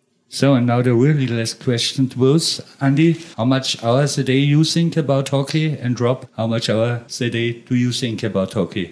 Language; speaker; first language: English; non-native, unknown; German